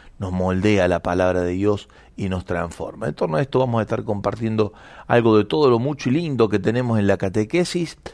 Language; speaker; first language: Spanish; native; Spanish